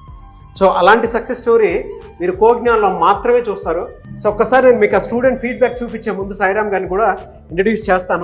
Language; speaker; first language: Telugu; native; Telugu